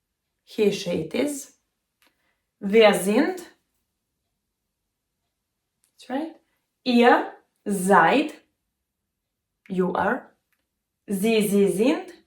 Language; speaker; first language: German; non-native, fluent; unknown